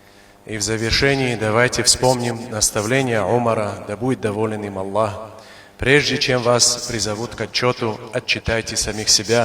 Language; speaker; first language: Russian; non-native, local second language; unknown